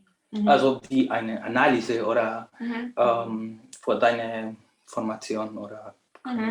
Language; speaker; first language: German; non-native, fluent; Spanish